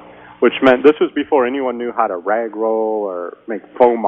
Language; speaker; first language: English; native; English